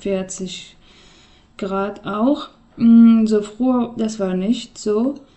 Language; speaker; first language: German; non-native, learner; Persian